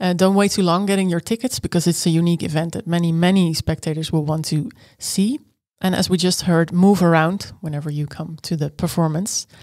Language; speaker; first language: English; non-native, fluent; Dutch